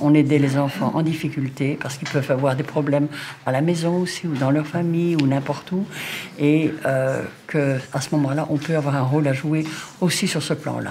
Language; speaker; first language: French; native; French